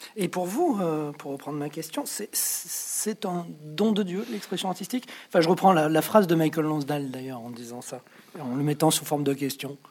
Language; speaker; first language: French; native; French